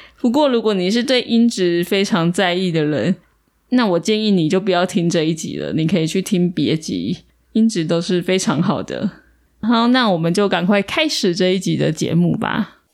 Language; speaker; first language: Chinese; native; Chinese